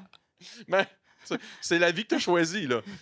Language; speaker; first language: French; native; French